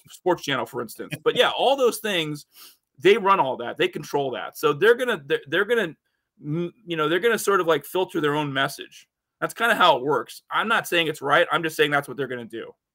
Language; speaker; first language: English; native; English